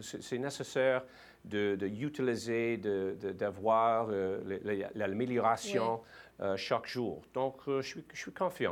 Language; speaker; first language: French; non-native, learner; English